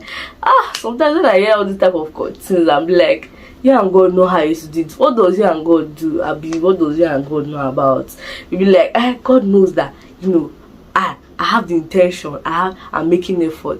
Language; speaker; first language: English; non-native, local second language; Igbo